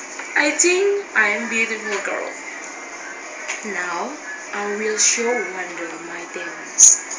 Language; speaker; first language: English; non-native, learner; Indonesian